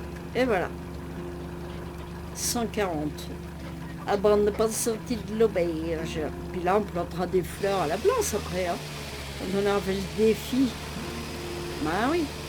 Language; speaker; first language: French; native; French